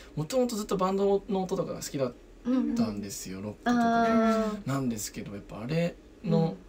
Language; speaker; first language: Japanese; native; Japanese